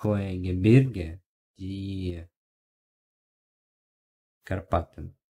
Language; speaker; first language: German; non-native, learner; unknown